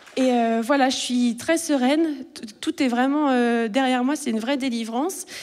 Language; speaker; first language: French; native; French